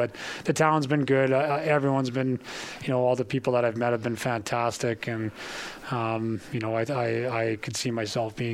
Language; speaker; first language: English; native; English